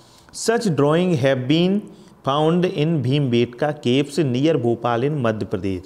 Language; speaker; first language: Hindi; native; Hindi